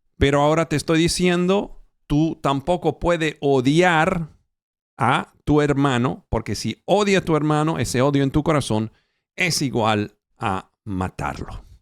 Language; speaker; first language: Spanish; non-native, fluent; Italian